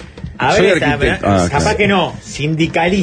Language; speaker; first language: Spanish; native; Spanish